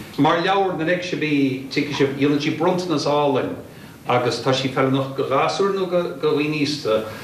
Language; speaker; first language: Irish; native; Irish